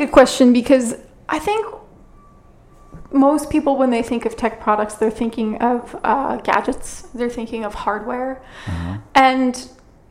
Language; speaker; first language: English; native; English